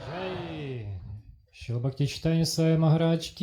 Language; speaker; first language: Russian; native; Russian